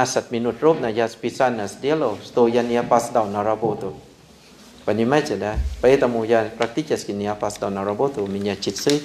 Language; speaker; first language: Russian; non-native, fluent; Thai